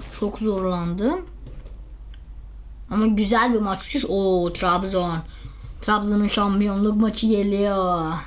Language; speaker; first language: Turkish; non-native, learner; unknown